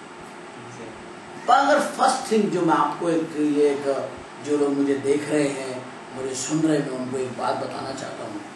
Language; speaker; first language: Urdu; native; Urdu